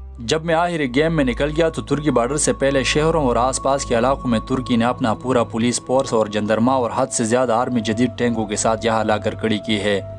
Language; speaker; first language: Urdu; non-native, local second language; Pashto